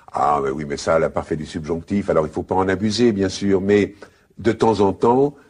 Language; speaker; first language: French; native; French